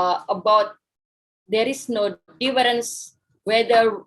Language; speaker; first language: English; non-native, fluent; Indonesian